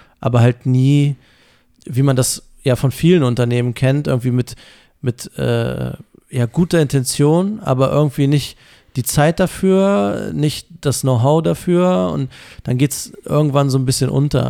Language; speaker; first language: German; native; German